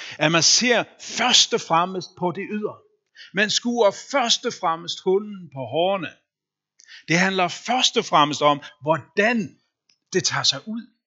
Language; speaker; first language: Danish; non-native, local second language; Faroese